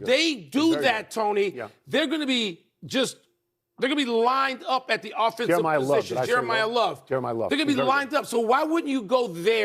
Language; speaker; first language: English; native; English